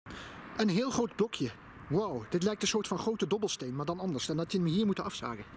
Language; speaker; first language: Dutch; native; Dutch